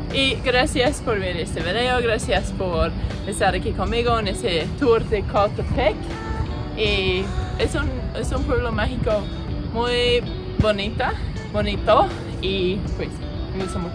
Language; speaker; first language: Spanish; non-native, learner; English